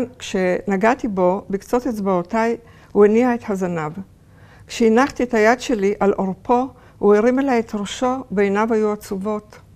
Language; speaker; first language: Hebrew; early bilingual, other home language; Polish